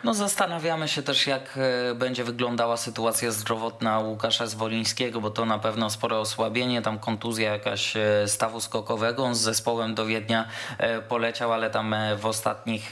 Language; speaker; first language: Polish; native; Polish